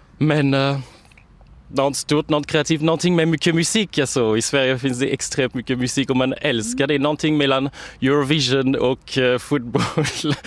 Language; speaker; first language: Swedish; non-native, fluent; French